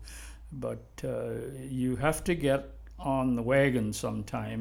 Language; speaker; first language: English; native; English